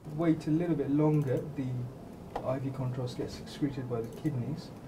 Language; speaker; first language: English; native; English